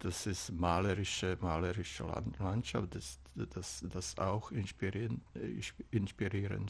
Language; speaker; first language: German; non-native, fluent; Czech